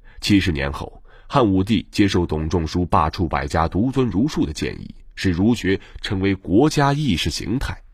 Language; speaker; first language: Chinese; native; Chinese